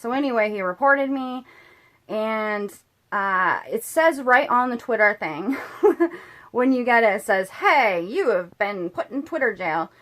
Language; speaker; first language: English; native; English